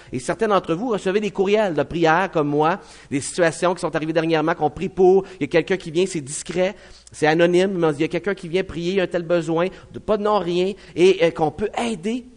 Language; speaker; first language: French; native; French